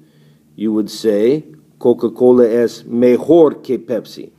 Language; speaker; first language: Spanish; non-native, fluent; English